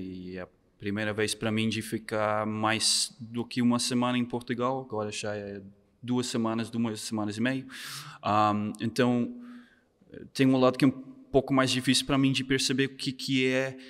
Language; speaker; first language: Portuguese; non-native, fluent; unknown